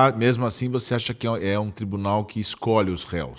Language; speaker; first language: Portuguese; native; Portuguese